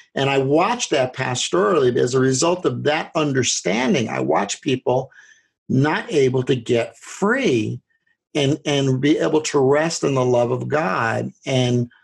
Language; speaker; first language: English; native; English